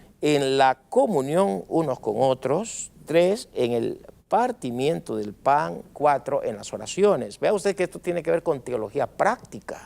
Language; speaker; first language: Spanish; native; Spanish